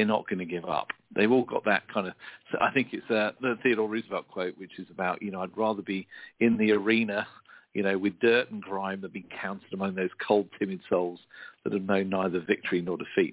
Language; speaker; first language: English; native; English